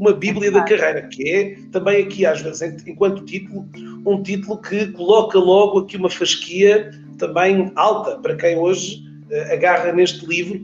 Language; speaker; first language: Portuguese; native; Portuguese